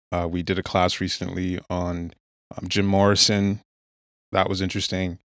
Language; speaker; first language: English; non-native, local second language; Igbo